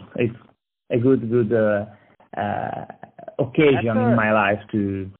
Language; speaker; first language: English; non-native, learner; Italian